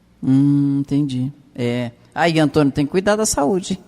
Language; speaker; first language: Portuguese; native; Portuguese